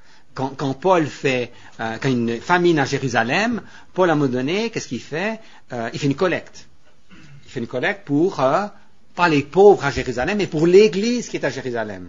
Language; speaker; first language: French; native; French